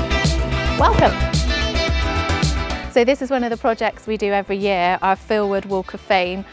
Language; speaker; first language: English; native; English